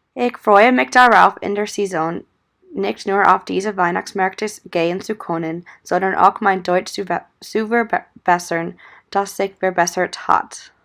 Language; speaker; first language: German; non-native, learner; English